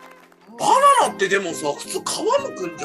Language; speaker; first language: Japanese; native; Japanese